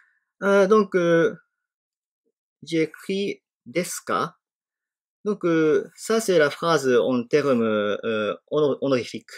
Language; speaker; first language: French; non-native, fluent; Japanese